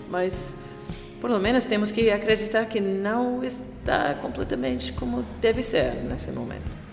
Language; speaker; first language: Portuguese; non-native, fluent; English